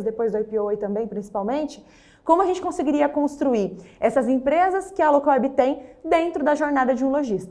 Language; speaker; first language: Portuguese; native; Portuguese